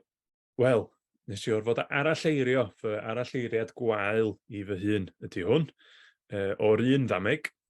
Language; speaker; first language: Welsh; native; Welsh